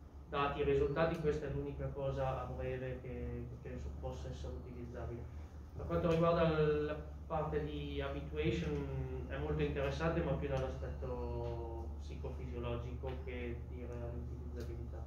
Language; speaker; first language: Italian; native; Italian